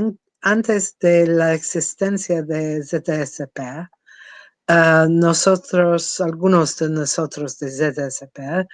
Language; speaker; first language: Spanish; non-native, fluent; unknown